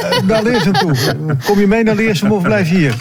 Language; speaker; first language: Dutch; native; Dutch